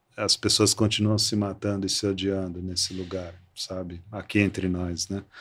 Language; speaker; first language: Portuguese; early bilingual, other home language; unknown